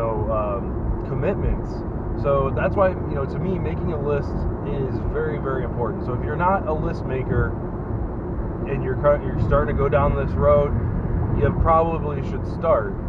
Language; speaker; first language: English; native; English